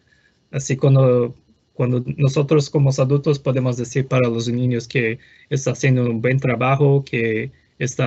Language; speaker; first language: Spanish; non-native, fluent; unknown